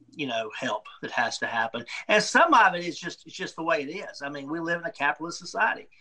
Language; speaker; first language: English; native; English